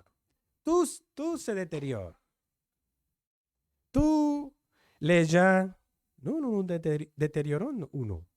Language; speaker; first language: French; non-native, fluent; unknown